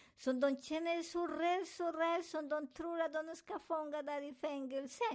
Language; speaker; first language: Swedish; non-native, learner; Spanish